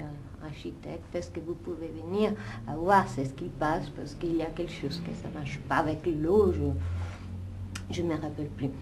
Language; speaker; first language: French; non-native, fluent; Italian